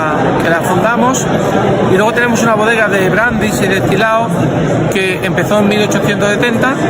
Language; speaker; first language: Spanish; native; Spanish